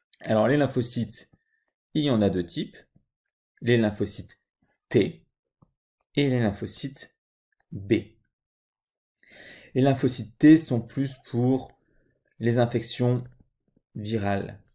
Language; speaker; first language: French; native; French